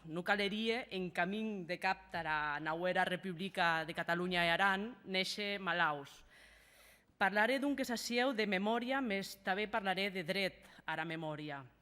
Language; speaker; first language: Occitan; native; Occitan